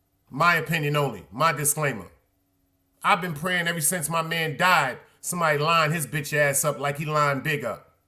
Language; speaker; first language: English; native; English